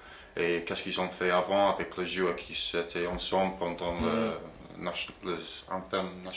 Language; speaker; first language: French; non-native, fluent; English